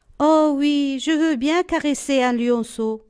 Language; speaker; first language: French; non-native, local second language; Arabic